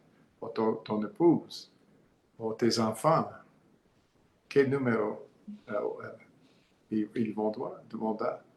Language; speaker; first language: French; non-native, learner; English